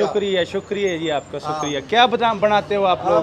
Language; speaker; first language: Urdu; non-native, local second language; Punjabi